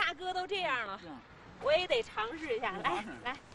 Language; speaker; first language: Chinese; native; Chinese